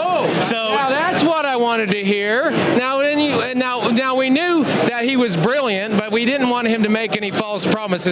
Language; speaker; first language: English; native; English